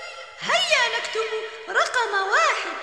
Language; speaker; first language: Arabic; native; Arabic